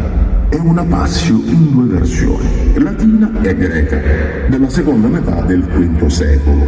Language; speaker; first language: Italian; native; Italian